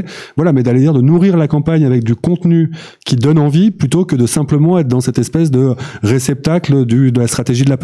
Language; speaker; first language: French; native; French